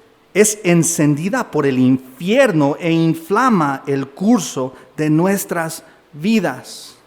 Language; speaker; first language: Spanish; native; Spanish